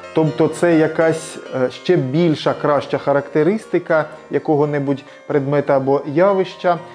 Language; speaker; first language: Ukrainian; native; Ukrainian